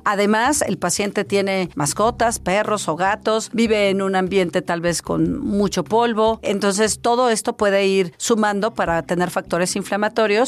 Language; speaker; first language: Spanish; native; Spanish